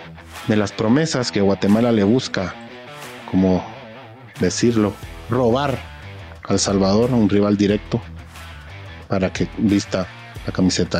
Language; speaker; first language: Spanish; native; Spanish